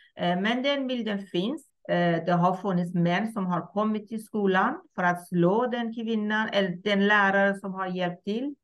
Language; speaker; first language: Swedish; non-native, fluent; Persian